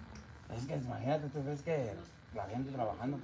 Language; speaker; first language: Spanish; native; Spanish